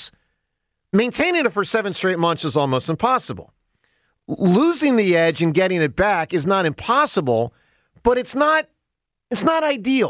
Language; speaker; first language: English; native; English